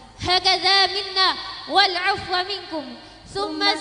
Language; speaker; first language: Arabic; non-native, learner; Indonesian